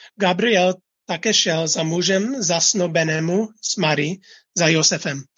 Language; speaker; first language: Czech; non-native, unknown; English